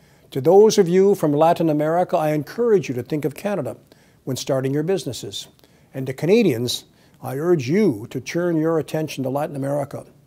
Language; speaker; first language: English; native; English